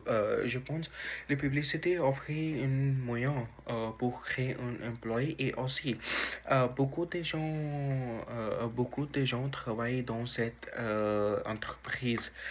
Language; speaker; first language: French; non-native, learner; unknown